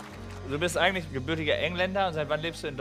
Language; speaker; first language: German; native; German